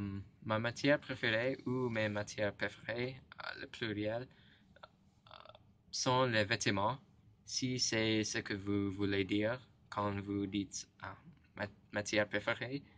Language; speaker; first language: French; non-native, learner; English